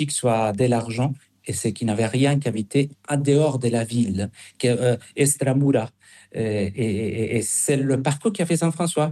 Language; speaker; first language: French; non-native, fluent; Spanish